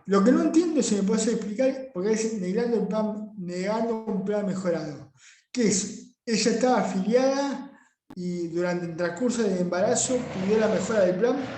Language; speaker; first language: Spanish; native; Spanish